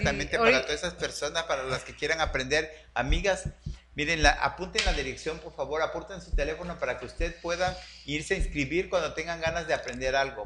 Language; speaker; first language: Spanish; native; Spanish